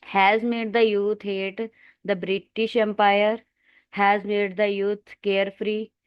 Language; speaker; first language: English; non-native, local second language; Punjabi